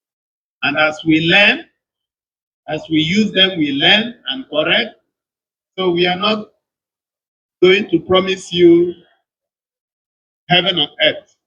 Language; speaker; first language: English; non-native, local second language; Igbo